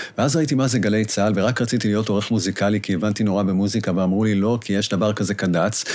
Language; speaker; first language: Hebrew; native; Hebrew